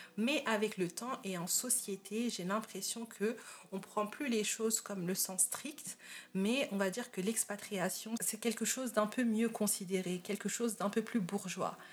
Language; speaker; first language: French; native; French